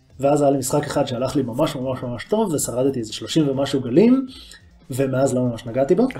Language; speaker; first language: Hebrew; native; Hebrew